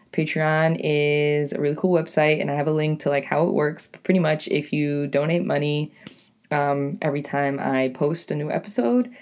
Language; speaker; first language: English; native; English